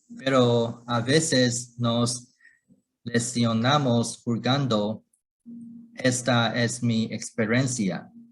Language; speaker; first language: Spanish; non-native, learner; Chinese